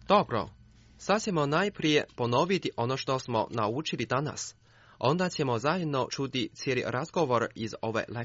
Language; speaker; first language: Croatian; non-native, fluent; Chinese